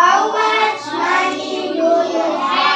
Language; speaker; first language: English; non-native, learner; Indonesian